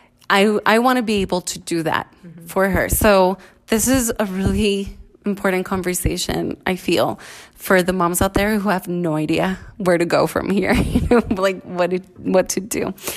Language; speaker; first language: English; early bilingual, other home language; Spanish